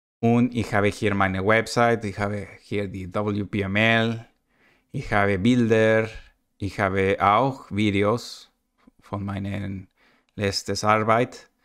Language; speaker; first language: German; non-native, learner; Spanish